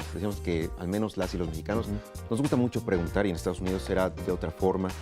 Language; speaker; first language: Spanish; native; Spanish